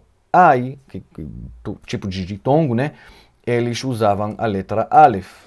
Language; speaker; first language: Portuguese; non-native, fluent; Hebrew